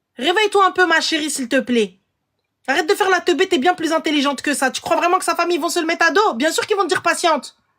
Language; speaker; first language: French; early bilingual, other home language; Arabic